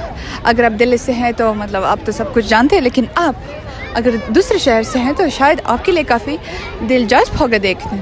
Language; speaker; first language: Hindi; non-native, fluent; Russian